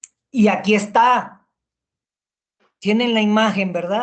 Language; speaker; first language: Spanish; native; Spanish